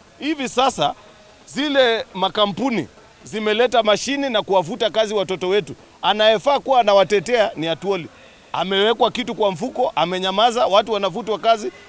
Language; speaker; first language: Swahili; non-native, local second language; Kalenjin